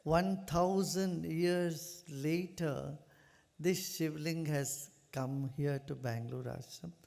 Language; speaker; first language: English; non-native, local second language; Kannada